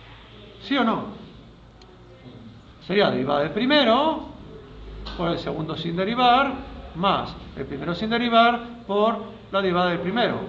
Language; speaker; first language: Spanish; native; Spanish